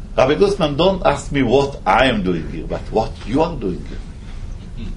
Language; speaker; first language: English; non-native, fluent; Hebrew